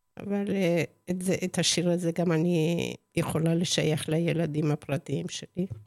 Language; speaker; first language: Hebrew; non-native, fluent; Spanish